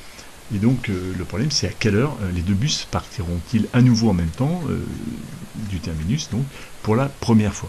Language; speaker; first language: French; native; French